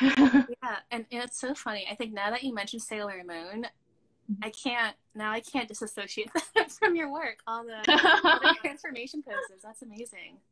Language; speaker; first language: English; native; English